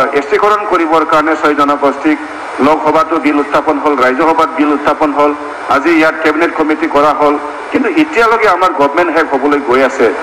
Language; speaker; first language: Assamese; non-native, local second language; Bodo